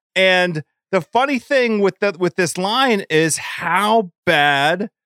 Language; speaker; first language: English; native; English